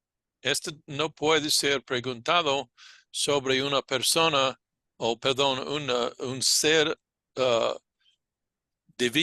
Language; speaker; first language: Spanish; non-native, fluent; English